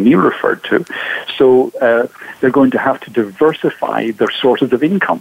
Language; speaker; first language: English; native; English